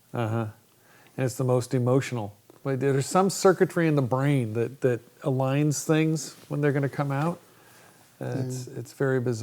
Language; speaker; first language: English; native; English